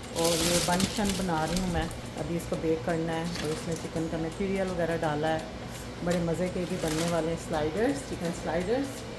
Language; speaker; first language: Urdu; native; Urdu